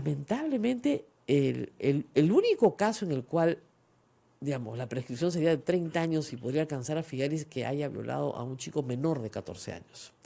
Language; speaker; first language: Spanish; native; Spanish